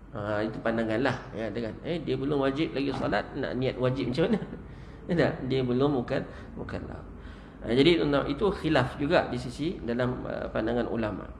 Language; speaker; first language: Malay; native; Malay